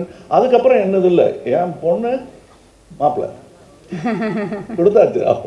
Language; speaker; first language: Tamil; native; Tamil